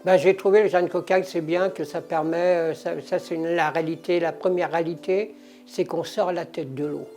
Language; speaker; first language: French; native; French